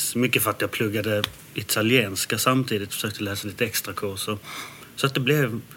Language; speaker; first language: Swedish; early bilingual, other home language; Danish